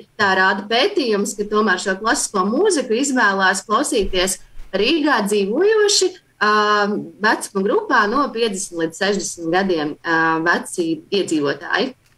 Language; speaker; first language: Latvian; native; Latvian